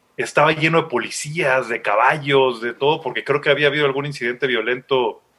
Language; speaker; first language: Spanish; native; Spanish